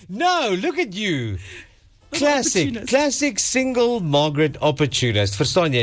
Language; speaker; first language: English; non-native, local second language; Afrikaans